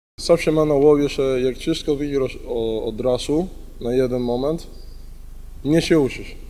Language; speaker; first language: Polish; non-native, learner; Spanish